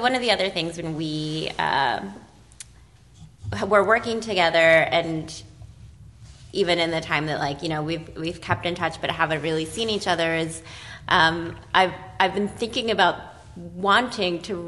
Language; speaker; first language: English; non-native, local second language; Filipino